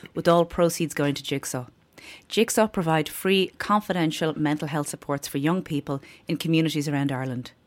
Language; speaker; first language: English; native; English